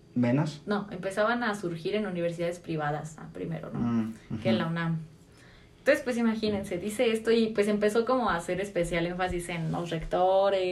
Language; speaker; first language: Spanish; native; Spanish